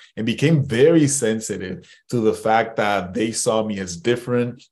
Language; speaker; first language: English; early bilingual, other home language; Spanish